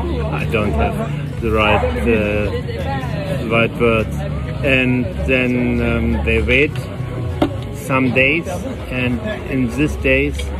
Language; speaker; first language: English; non-native, learner; German